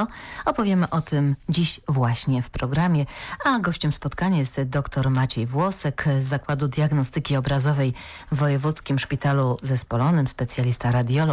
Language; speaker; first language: Polish; native; Polish